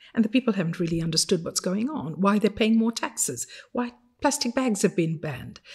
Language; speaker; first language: English; non-native, fluent; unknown